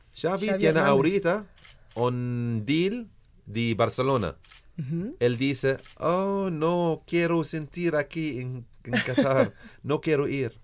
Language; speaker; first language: Spanish; non-native, learner; Arabic